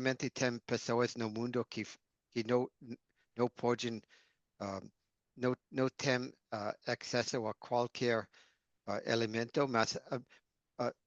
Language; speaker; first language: Portuguese; non-native, learner; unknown